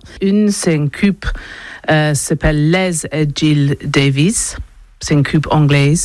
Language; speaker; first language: French; non-native, learner; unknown